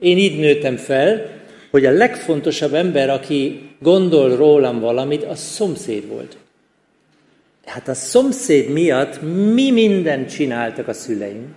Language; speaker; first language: Hungarian; non-native, fluent; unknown